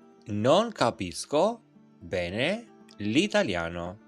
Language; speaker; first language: Italian; non-native, fluent; Albanian